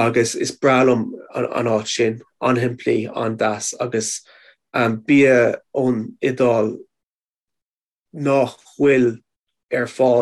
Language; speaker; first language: Irish; non-native, local second language; English